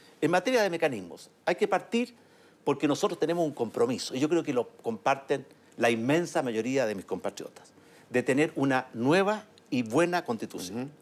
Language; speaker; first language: Spanish; native; Spanish